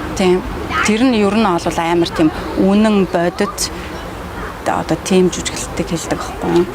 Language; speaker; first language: Mongolian; early bilingual, heritage; Mongolian